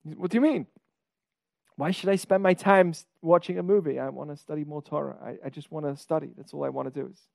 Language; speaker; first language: English; native; English